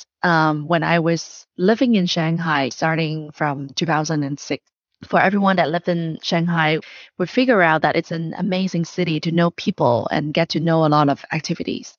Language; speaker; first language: English; non-native, fluent; Chinese